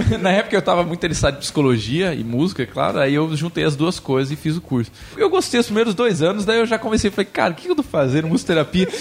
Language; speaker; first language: Portuguese; early bilingual, other home language; English